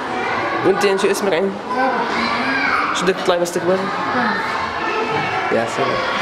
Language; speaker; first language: Arabic; native; Arabic